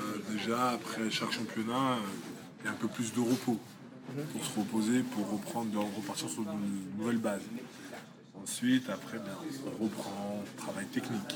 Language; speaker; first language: French; native; French